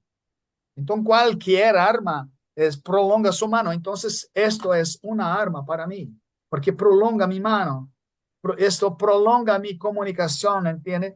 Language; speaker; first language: Spanish; non-native, fluent; Portuguese